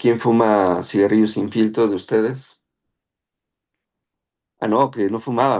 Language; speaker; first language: Spanish; native; Spanish